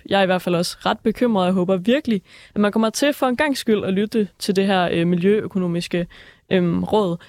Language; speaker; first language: Danish; native; Danish